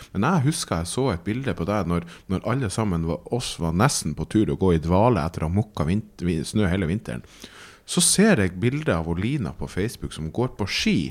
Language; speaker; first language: Norwegian; native; Norwegian